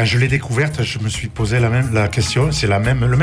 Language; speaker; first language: French; native; French